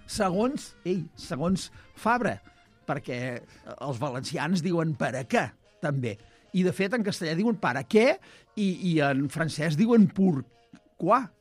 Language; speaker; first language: Catalan; native; Catalan